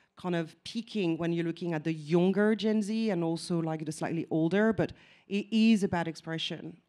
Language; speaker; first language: English; non-native, fluent; French